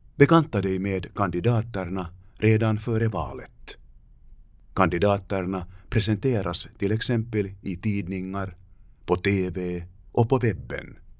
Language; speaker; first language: Swedish; native; Swedish